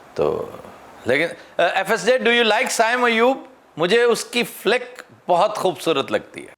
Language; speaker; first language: Urdu; non-native, local second language; Punjabi